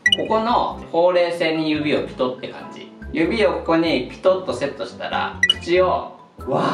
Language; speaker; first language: Japanese; native; Japanese